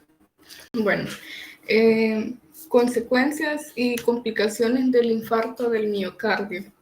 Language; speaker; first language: Spanish; native; Spanish